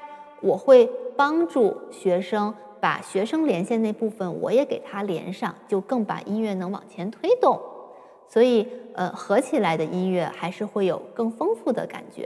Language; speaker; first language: Chinese; native; Chinese